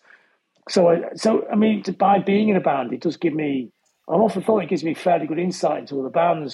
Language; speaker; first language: English; native; English